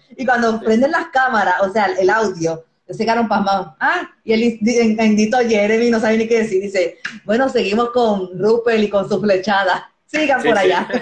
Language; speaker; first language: Spanish; native; Spanish